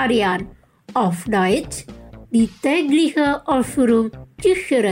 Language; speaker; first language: German; non-native, fluent; Indonesian